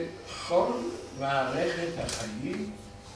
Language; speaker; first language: Hebrew; early bilingual, other home language; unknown